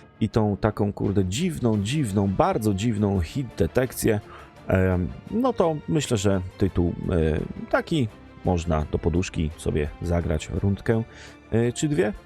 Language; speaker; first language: Polish; native; Polish